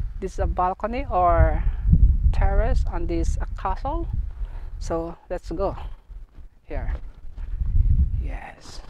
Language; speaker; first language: English; non-native, learner; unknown